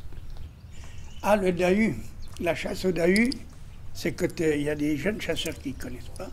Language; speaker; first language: French; native; French